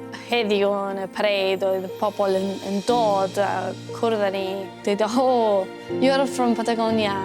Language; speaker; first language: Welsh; early bilingual, heritage; Spanish